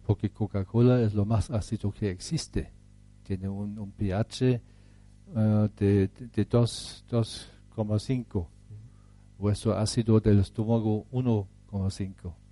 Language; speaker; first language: Spanish; non-native, fluent; German